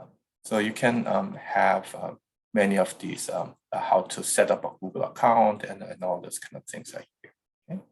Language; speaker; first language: English; non-native, fluent; Korean